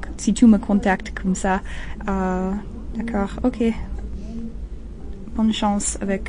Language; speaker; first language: French; non-native, learner; English